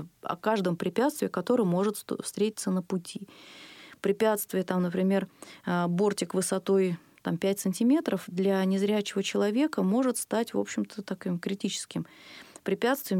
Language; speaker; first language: Russian; native; Russian